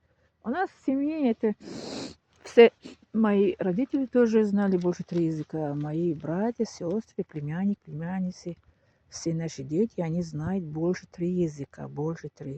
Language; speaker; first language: Russian; non-native, local second language; Tajik